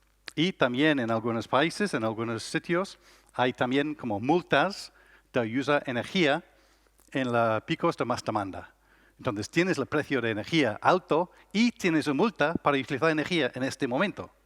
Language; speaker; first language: Spanish; non-native, learner; English